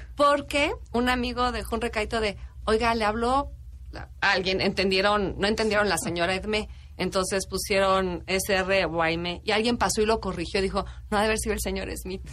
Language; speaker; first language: Spanish; native; Spanish